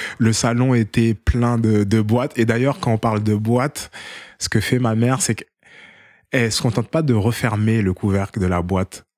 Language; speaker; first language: French; early bilingual, other home language; Haitian Creole